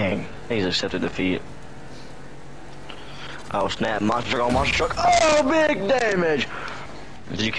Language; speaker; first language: English; native; English